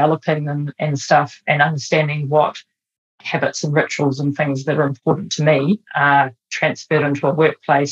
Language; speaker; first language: English; native; English